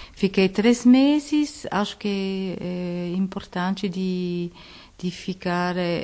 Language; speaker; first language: Portuguese; non-native, learner; Italian